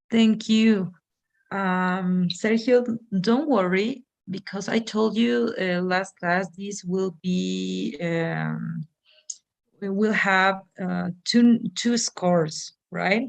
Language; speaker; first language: English; non-native, fluent; Spanish